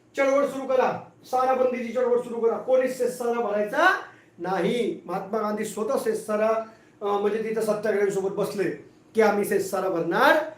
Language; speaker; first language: Marathi; non-native, local second language; Hindi